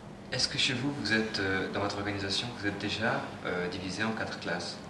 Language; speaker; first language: French; native; French